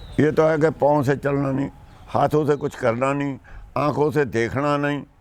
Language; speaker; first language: Hindi; non-native, local second language; Punjabi